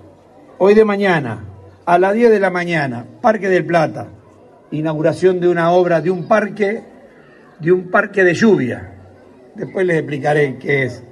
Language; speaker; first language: Spanish; native; Spanish